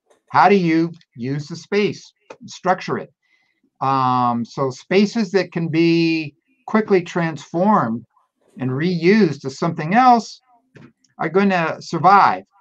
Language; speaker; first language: English; native; English